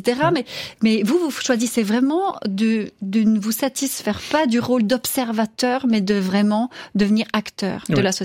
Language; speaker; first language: French; native; French